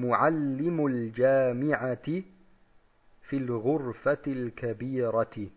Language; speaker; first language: Arabic; non-native, fluent; German